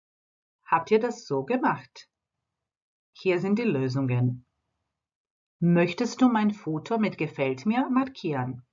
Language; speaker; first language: German; non-native, fluent; Croatian